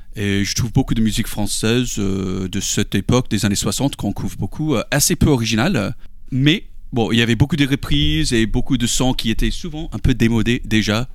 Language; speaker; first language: French; non-native, fluent; English